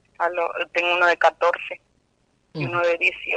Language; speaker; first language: Spanish; native; Spanish